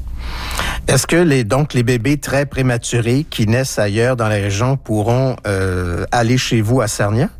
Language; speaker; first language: French; native; French